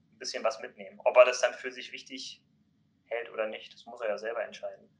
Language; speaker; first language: German; native; German